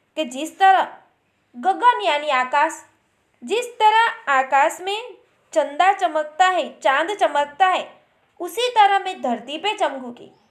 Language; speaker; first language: Hindi; non-native, local second language; Gujarati